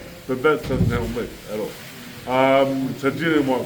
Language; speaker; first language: English; native; English